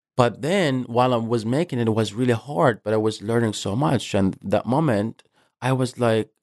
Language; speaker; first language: English; non-native, fluent; Arabic